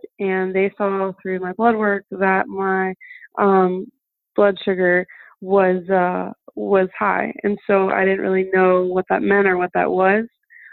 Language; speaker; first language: English; early bilingual, other home language; German